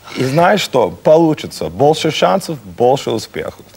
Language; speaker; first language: Russian; non-native, learner; English